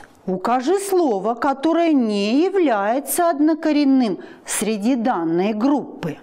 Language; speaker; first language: Russian; native; Russian